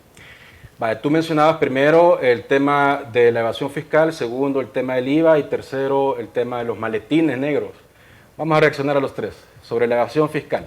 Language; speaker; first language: Spanish; native; Spanish